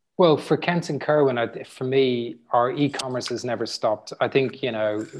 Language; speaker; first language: English; native; English